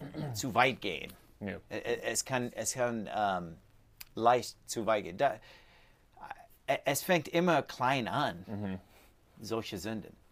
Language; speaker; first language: German; non-native, learner; English